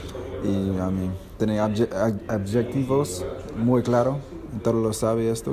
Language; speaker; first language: Spanish; non-native, learner; English